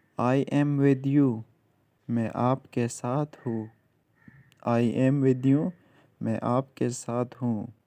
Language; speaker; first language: Urdu; native; Urdu